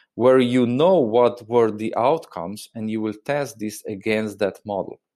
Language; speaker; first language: English; non-native, fluent; Slovenian